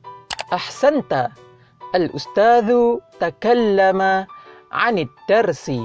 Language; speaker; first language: Arabic; non-native, fluent; Malay